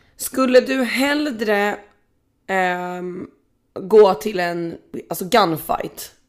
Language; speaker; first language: Swedish; native; Swedish